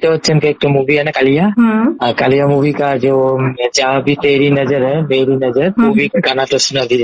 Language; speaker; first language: Hindi; non-native, local second language; Bangla